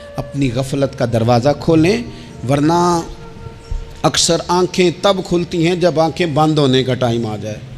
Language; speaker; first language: Urdu; non-native, local second language; Punjabi